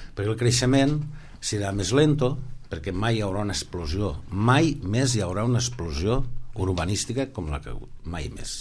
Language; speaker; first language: Catalan; native; Catalan